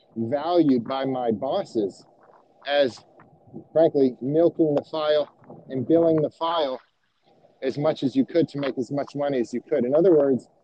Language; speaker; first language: English; native; English